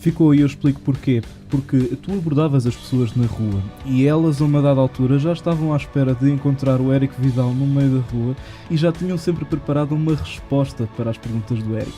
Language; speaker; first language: Portuguese; native; Portuguese